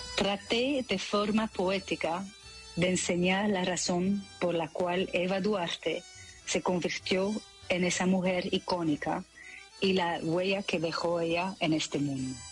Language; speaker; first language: Spanish; non-native, fluent; French